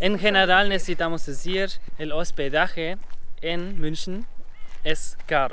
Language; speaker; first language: Spanish; non-native, learner; German